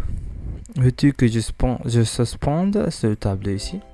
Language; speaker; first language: French; non-native, learner; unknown